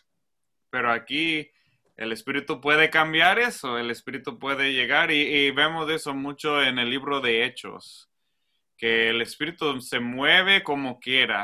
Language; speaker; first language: Spanish; non-native, fluent; English